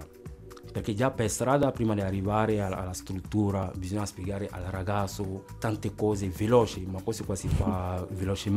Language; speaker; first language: Italian; non-native, fluent; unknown